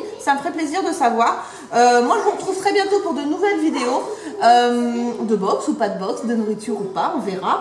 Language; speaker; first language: French; native; French